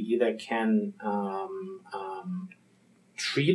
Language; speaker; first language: English; non-native, fluent; German